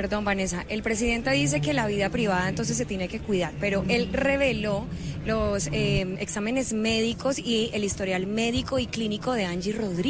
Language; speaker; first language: Spanish; native; Spanish